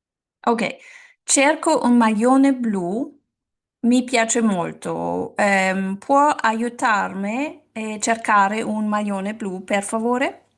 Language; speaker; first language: Italian; non-native, learner; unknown